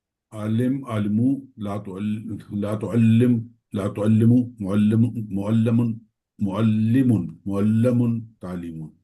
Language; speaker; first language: Arabic; non-native, learner; Urdu